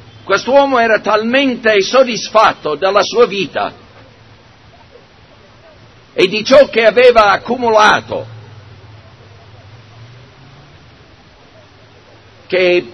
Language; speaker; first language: Italian; non-native, fluent; English